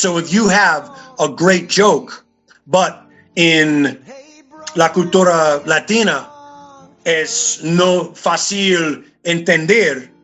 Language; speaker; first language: Spanish; non-native, learner; English